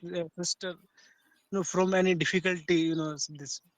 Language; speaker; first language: English; non-native, learner; Hindi